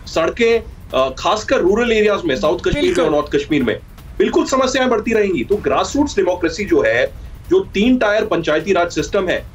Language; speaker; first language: Hindi; native; Hindi